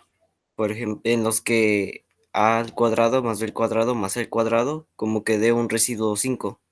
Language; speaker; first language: Spanish; native; Spanish